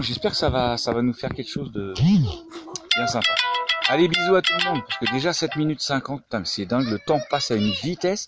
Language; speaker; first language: French; native; French